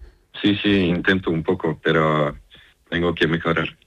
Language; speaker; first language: Spanish; non-native, fluent; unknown